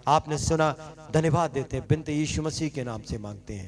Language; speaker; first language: Hindi; non-native, local second language; Marathi